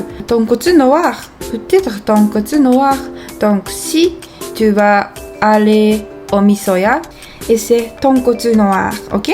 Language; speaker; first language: French; non-native, fluent; Japanese